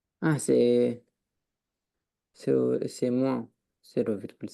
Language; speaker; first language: French; native; French